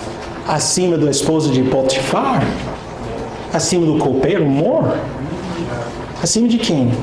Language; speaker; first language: Portuguese; non-native, fluent; English